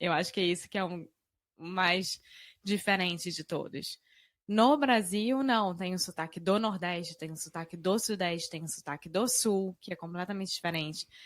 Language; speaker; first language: Portuguese; native; Portuguese